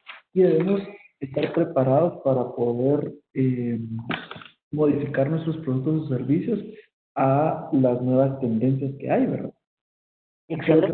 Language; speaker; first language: Spanish; native; Spanish